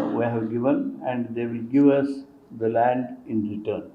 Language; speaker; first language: English; non-native, local second language; Kannada